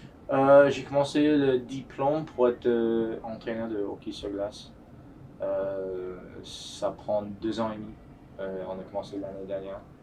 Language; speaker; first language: French; non-native, fluent; English